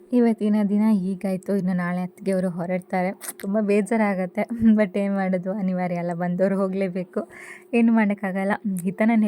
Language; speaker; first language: Kannada; native; Kannada